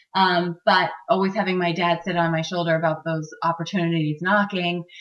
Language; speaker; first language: English; native; English